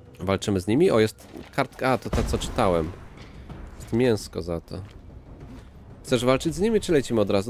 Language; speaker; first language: Polish; native; Polish